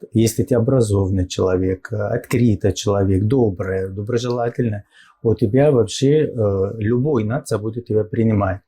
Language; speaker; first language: Russian; non-native, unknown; Arabic